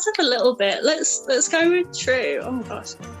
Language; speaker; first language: English; native; English